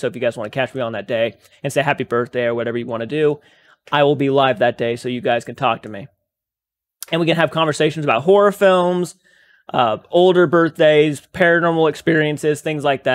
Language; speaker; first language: English; native; English